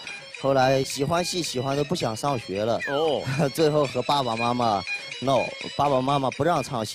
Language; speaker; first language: Chinese; native; Chinese